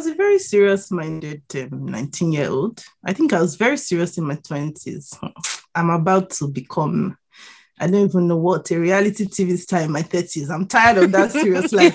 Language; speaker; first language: English; non-native, local second language; Igbo